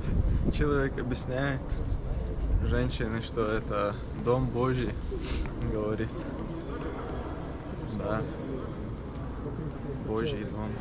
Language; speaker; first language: Russian; non-native, local second language; Chechen